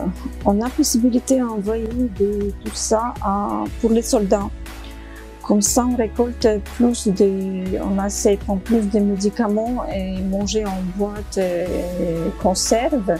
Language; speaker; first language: French; non-native, fluent; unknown